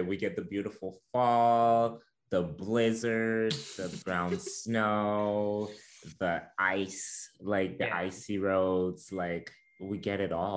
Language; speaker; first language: English; non-native, fluent; French